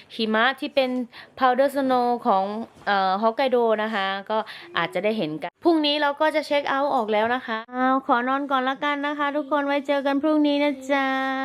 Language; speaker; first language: Thai; native; Thai